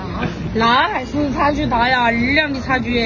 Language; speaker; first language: Chinese; native; Chinese